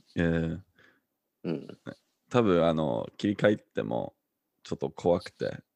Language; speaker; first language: Japanese; non-native, fluent; English